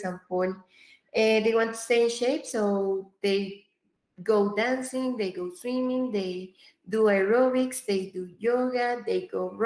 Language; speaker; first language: English; non-native, fluent; Spanish